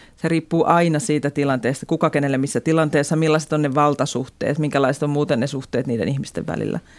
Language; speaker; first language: Finnish; native; Finnish